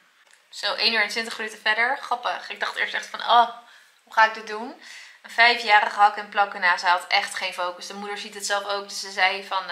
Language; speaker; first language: Dutch; native; Dutch